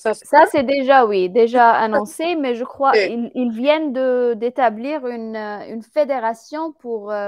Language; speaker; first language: French; non-native, fluent; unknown